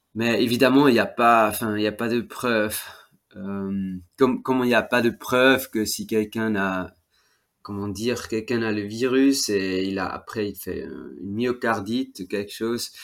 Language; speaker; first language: French; non-native, fluent; Swiss German